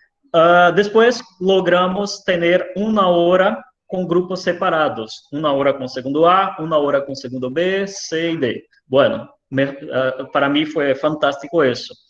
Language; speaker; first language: Spanish; non-native, fluent; Portuguese